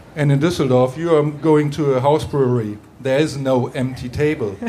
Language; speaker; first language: English; non-native, fluent; German